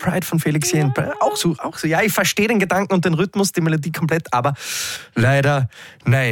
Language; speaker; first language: German; native; German